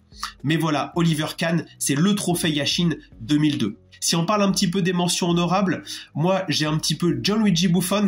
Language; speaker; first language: French; native; French